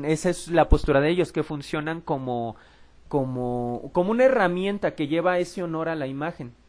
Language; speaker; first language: Spanish; native; Spanish